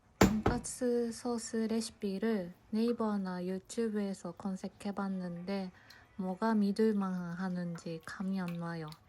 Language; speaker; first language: Korean; non-native, fluent; Japanese